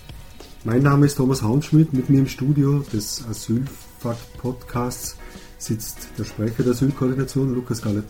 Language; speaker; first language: German; native; German